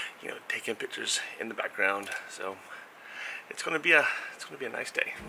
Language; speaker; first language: English; native; English